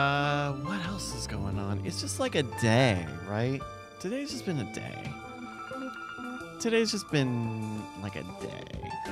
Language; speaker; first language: English; native; English